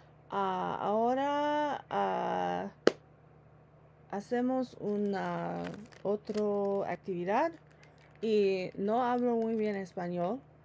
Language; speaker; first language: Spanish; non-native, learner; English